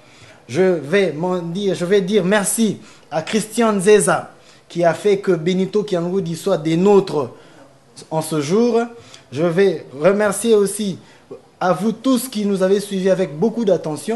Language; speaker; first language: French; non-native, local second language; Lingala